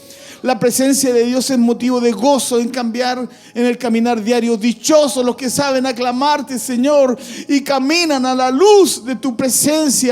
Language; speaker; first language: Spanish; native; Spanish